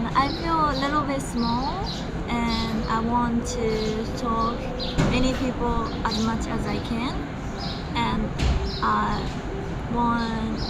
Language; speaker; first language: English; non-native, learner; Japanese